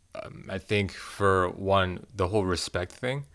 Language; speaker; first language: English; early bilingual, other home language; Korean